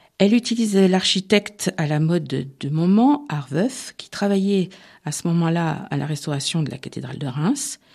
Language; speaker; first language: French; native; French